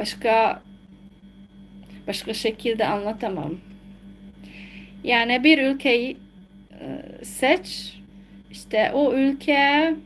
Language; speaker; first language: Turkish; non-native, fluent; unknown